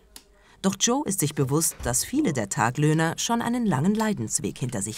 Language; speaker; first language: German; native; German